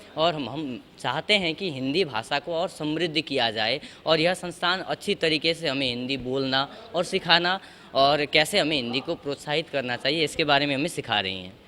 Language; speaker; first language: Hindi; non-native, local second language; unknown